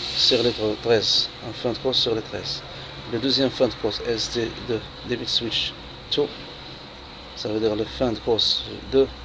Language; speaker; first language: French; non-native, local second language; Arabic